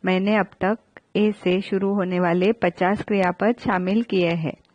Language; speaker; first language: Hindi; non-native, local second language; Marathi